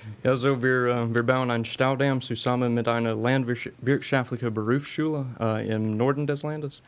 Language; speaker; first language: German; non-native, fluent; English